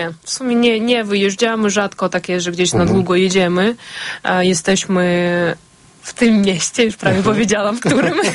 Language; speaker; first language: Polish; non-native, fluent; Ukrainian